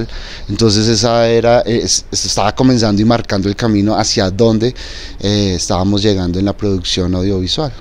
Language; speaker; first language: Spanish; native; Spanish